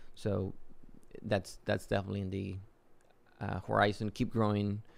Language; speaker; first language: English; non-native, fluent; Spanish